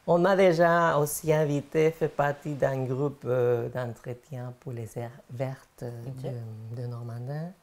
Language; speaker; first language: French; non-native, fluent; Spanish